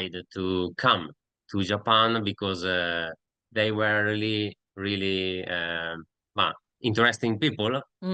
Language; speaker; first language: English; non-native, learner; Italian